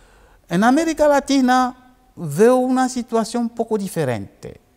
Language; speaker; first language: Spanish; non-native, fluent; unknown